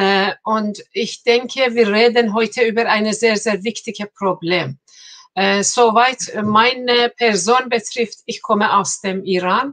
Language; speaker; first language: German; non-native, fluent; Persian